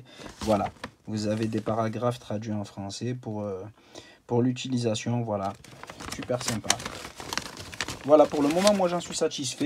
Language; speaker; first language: French; native; French